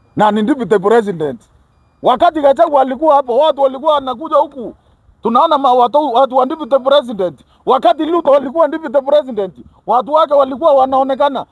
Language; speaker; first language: Swahili; non-native, local second language; Kikuyu